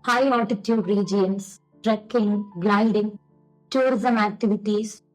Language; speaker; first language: English; non-native, local second language; Malayalam